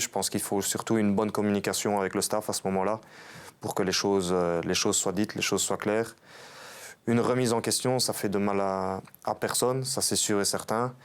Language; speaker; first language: French; native; French